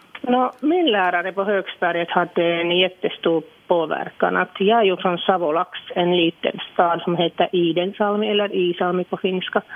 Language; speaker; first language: Swedish; non-native, local second language; Finnish